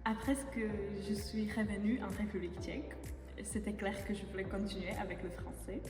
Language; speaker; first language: French; non-native, fluent; Czech